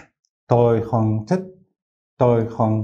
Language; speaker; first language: Vietnamese; non-native, learner; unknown